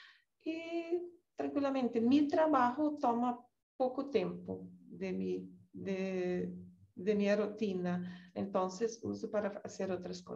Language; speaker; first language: Spanish; non-native, learner; Portuguese